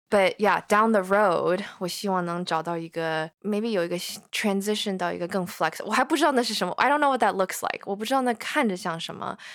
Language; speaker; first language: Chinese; early bilingual, heritage; Chinese